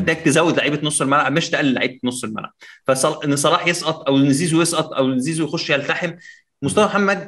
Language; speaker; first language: Arabic; native; Arabic